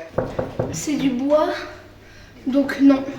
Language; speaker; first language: French; native; French